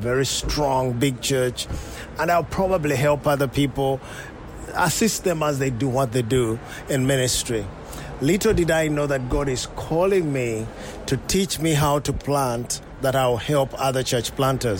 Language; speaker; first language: English; non-native, local second language; Ganda